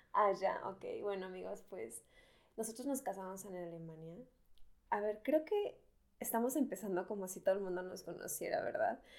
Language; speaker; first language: Spanish; native; Spanish